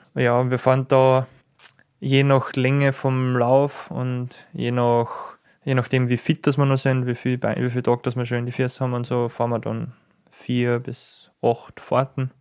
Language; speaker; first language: German; native; German